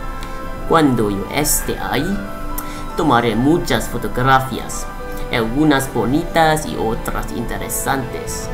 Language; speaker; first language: Spanish; non-native, learner; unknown